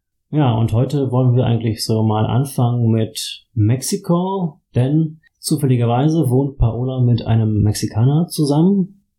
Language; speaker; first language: German; native; German